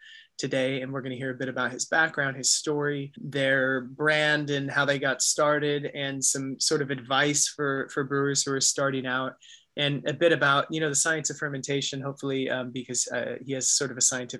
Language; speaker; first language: English; native; English